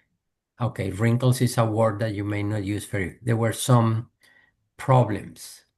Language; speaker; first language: English; non-native, fluent; Spanish